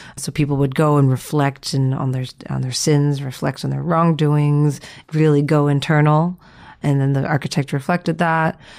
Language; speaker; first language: English; early bilingual, other home language; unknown